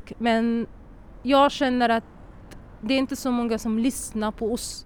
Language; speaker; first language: Swedish; non-native, fluent; Arabic